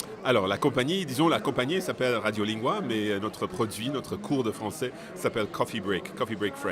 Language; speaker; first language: French; non-native, fluent; English